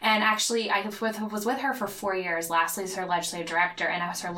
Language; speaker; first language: English; native; English